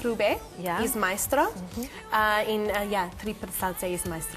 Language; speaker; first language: Slovenian; non-native, learner; English